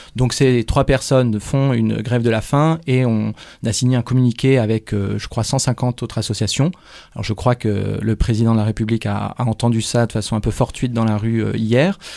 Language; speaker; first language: French; native; French